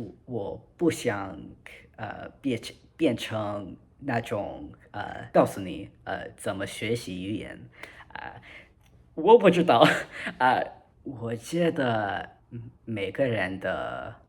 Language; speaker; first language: Chinese; non-native, learner; English